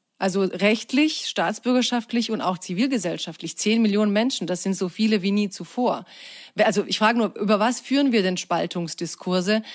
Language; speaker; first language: German; early bilingual, other home language; Croatian